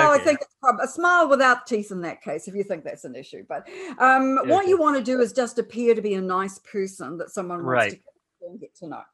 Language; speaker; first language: English; native; English